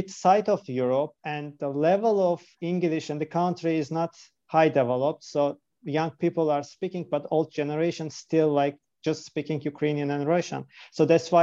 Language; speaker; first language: English; non-native, fluent; Turkish